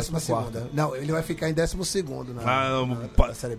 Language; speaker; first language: Portuguese; native; Portuguese